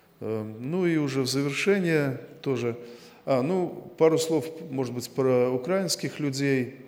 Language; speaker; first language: Russian; native; Russian